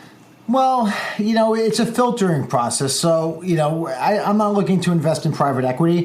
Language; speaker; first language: English; native; English